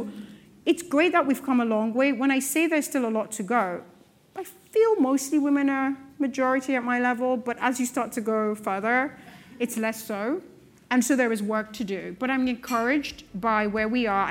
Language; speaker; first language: English; non-native, local second language; Yoruba